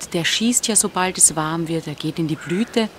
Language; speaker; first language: German; native; German